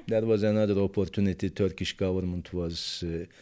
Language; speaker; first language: English; non-native, fluent; Turkish